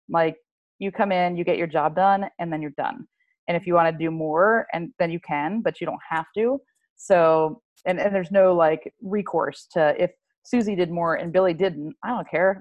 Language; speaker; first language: English; early bilingual, other home language; French